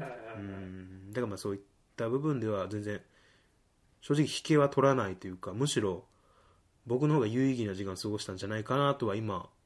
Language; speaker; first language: Japanese; native; Japanese